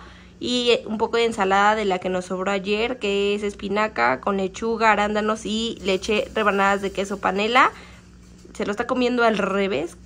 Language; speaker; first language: Spanish; native; Spanish